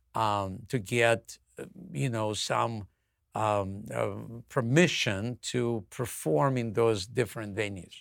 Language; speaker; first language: English; non-native, fluent; Russian